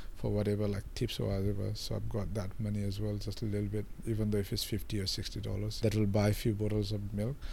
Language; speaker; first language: English; non-native, local second language; Nepali